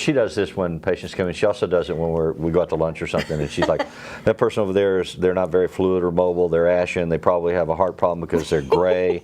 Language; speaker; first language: English; native; English